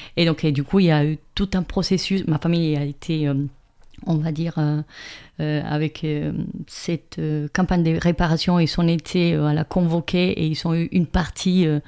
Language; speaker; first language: French; non-native, fluent; Spanish